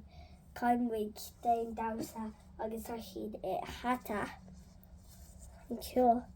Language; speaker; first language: Irish; non-native, learner; English